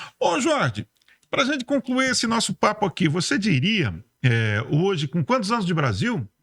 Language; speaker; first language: Portuguese; native; Portuguese